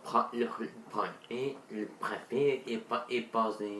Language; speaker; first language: French; native; French